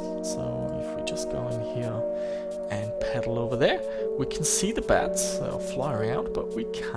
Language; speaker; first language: English; native; English